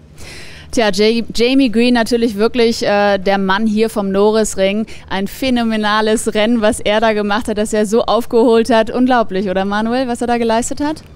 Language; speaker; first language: German; native; German